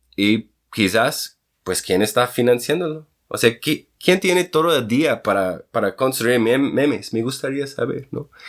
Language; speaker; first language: Spanish; non-native, fluent; English